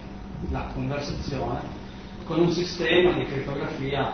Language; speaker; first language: Italian; native; Italian